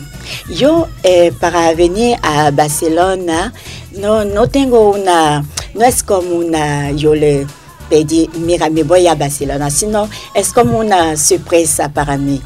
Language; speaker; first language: Spanish; non-native, learner; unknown